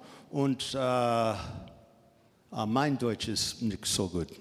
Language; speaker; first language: German; non-native, learner; English